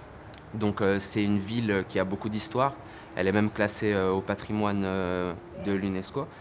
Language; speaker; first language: French; early bilingual, other home language; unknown